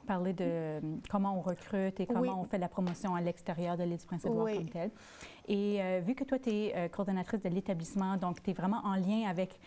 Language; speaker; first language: French; native; French